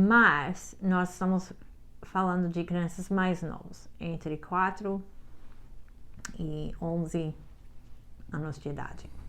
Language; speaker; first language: Portuguese; non-native, learner; English